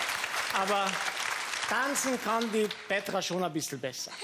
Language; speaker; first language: German; non-native, fluent; Hungarian